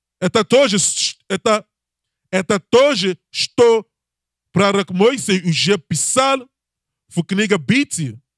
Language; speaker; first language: Russian; non-native, learner; English